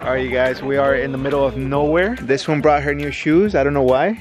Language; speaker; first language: English; early bilingual, other home language; Spanish